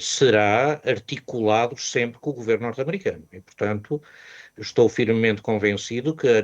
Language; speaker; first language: Portuguese; native; Portuguese